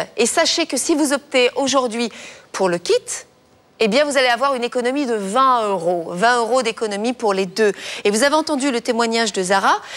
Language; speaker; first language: French; native; French